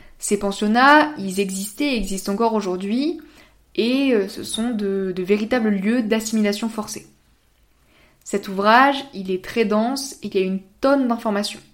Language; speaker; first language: French; native; French